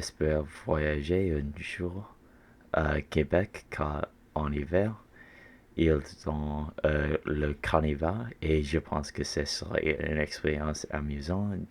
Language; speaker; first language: French; non-native, learner; English